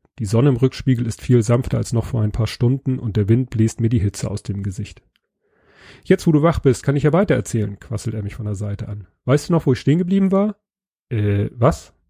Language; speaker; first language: German; native; German